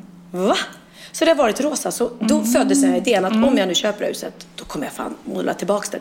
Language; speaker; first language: Swedish; native; Swedish